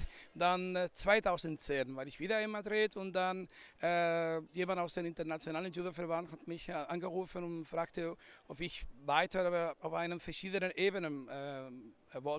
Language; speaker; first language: German; non-native, fluent; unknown